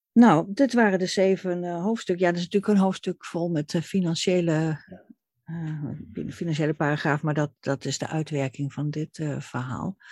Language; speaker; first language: Dutch; native; Dutch